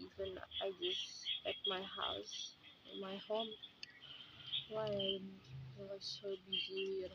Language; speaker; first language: English; non-native, learner; Indonesian